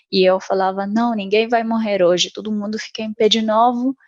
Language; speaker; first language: Portuguese; non-native, fluent; Arabic